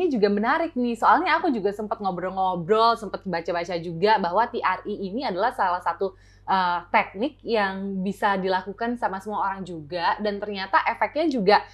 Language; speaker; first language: Indonesian; native; Indonesian